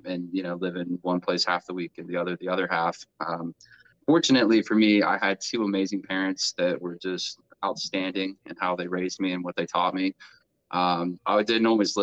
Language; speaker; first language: English; native; English